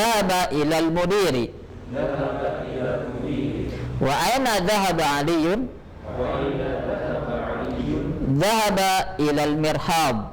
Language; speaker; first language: Arabic; non-native, fluent; Indonesian